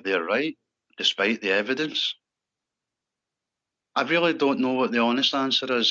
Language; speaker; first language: English; native; English